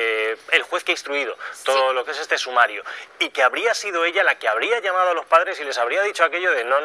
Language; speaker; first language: Spanish; native; Spanish